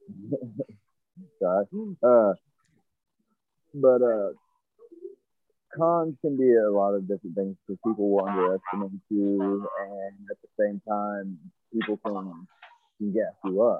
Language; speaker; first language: English; native; English